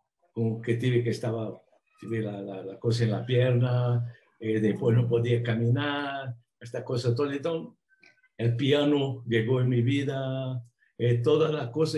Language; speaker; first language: Spanish; non-native, fluent; Portuguese